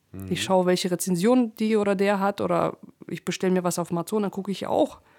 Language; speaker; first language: German; early bilingual, other home language; Russian